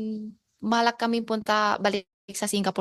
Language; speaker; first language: Filipino; non-native, learner; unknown